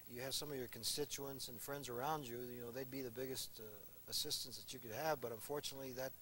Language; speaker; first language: English; early bilingual, other home language; Spanish